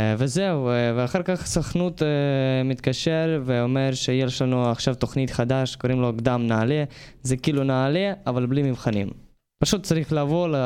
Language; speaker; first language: Hebrew; non-native, learner; Ukrainian